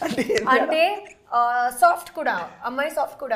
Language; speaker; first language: Telugu; non-native, local second language; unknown